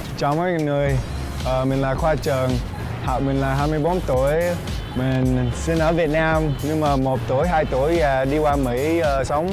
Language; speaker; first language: Vietnamese; early bilingual, heritage; Vietnamese